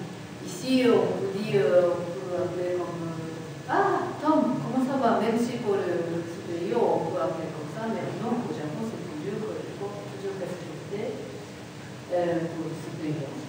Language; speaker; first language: French; non-native, learner; Japanese